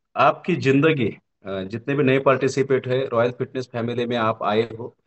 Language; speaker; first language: Hindi; non-native, local second language; Marathi